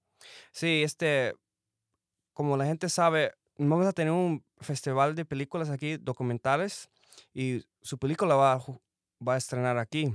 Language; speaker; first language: Spanish; early bilingual, heritage; Spanish